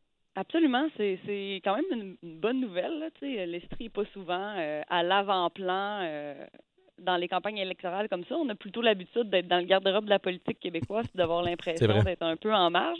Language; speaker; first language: French; native; French